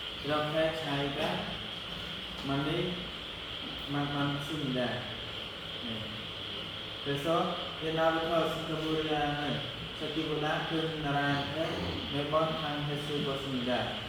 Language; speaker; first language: Korean; non-native, learner; Khmer